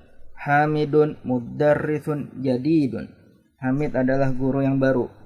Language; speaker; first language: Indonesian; native; Indonesian